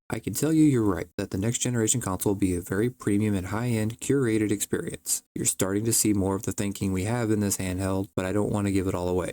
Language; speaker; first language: English; native; English